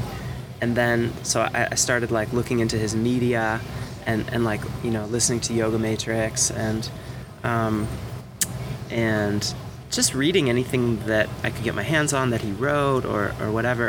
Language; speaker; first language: English; native; English